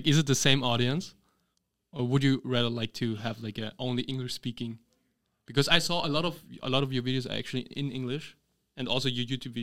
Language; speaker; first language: English; non-native, fluent; German